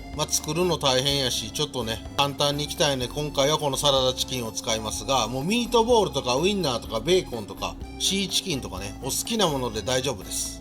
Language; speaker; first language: Japanese; native; Japanese